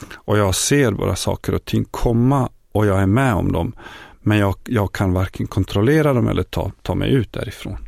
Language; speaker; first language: Swedish; non-native, fluent; Bosnian